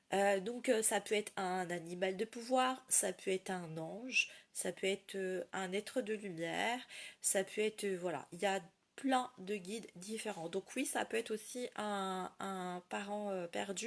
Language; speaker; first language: French; native; French